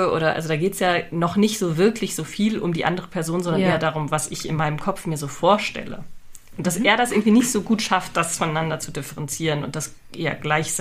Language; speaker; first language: German; native; German